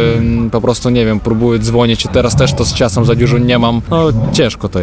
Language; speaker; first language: Polish; non-native, learner; Russian